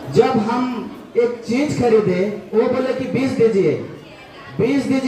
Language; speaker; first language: Hindi; non-native, local second language; Odia